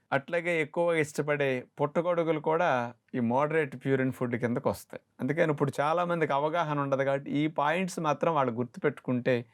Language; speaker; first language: Telugu; native; Telugu